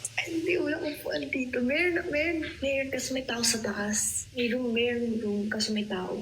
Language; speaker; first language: Filipino; non-native, local second language; Korean